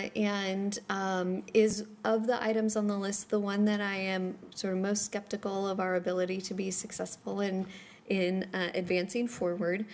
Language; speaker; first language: English; native; English